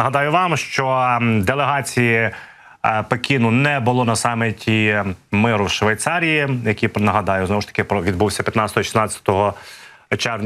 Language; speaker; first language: Ukrainian; native; Ukrainian